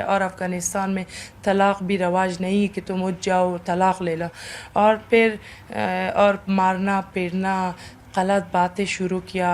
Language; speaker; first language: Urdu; non-native, learner; Persian